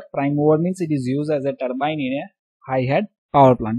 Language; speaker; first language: English; non-native, local second language; Gujarati